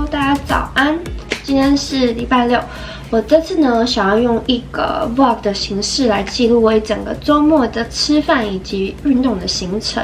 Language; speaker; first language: Chinese; native; Chinese